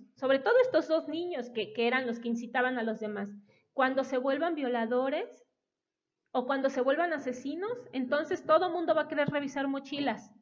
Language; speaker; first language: Spanish; native; Spanish